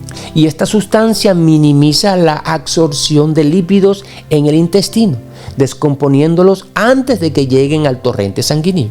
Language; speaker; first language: Spanish; native; Spanish